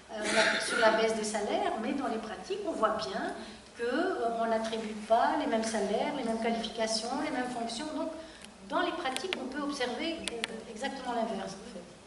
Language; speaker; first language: French; native; French